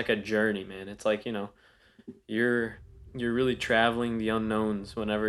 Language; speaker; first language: English; native; English